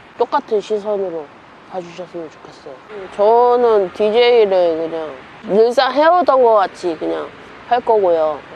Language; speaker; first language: Korean; native; Korean